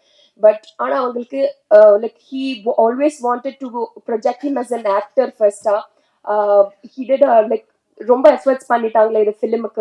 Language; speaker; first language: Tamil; non-native, learner; Telugu